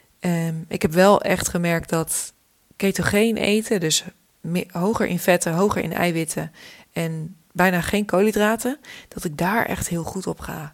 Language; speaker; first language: Dutch; native; Dutch